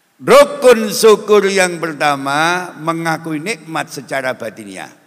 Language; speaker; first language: Indonesian; non-native, local second language; Javanese